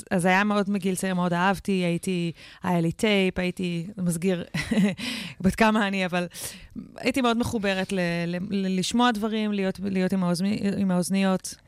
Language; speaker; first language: Hebrew; native; Hebrew